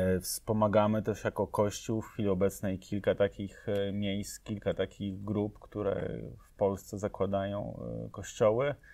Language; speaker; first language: Polish; native; Polish